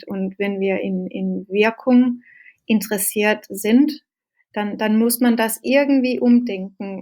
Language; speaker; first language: German; non-native, fluent; Danish